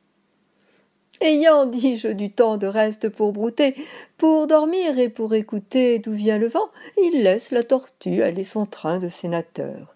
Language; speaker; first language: French; native; French